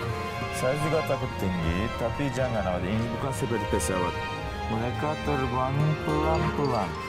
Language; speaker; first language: Indonesian; non-native, fluent; Turkish